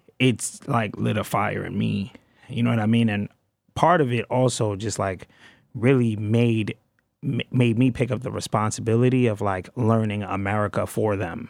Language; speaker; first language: English; native; English